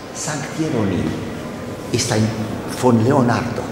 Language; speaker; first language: German; non-native, learner; Italian